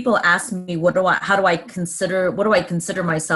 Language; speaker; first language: English; native; English